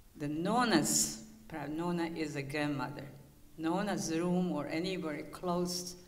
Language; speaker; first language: English; non-native, fluent; Ladino